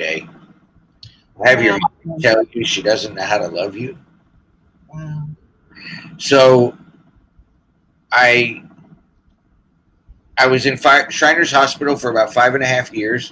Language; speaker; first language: English; native; English